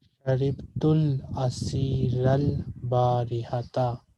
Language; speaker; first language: Arabic; non-native, fluent; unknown